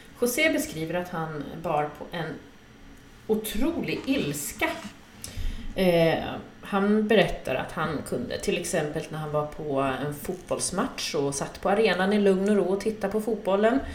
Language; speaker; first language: Swedish; native; Swedish